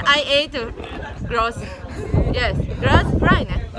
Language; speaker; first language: English; non-native, learner; Japanese